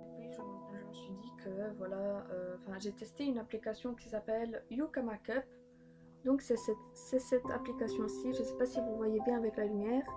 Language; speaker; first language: French; early bilingual, other home language; Polish